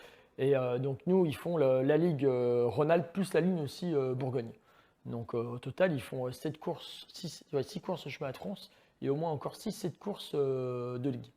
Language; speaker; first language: French; native; French